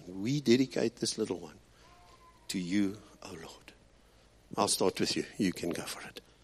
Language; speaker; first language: English; early bilingual, other home language; Afrikaans